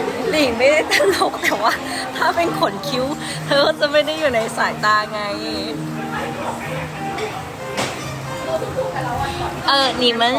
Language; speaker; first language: Thai; early bilingual, other home language; Cantonese